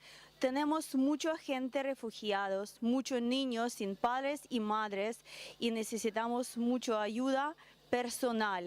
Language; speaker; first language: Spanish; non-native, learner; Russian